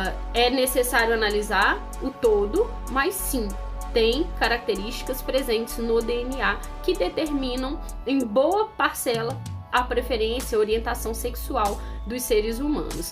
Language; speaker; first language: Portuguese; native; Portuguese